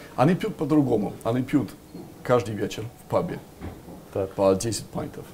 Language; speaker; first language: Russian; non-native, fluent; English